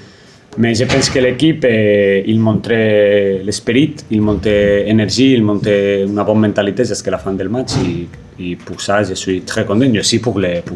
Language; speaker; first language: French; non-native, fluent; Spanish